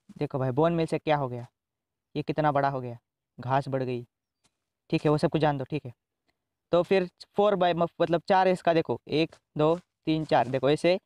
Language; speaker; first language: Hindi; native; Hindi